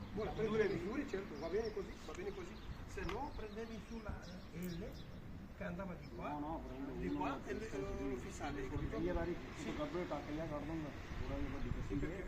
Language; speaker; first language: Italian; non-native, fluent; Punjabi